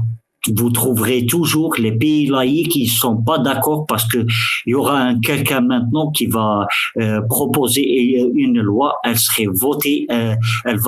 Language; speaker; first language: French; early bilingual, other home language; Arabic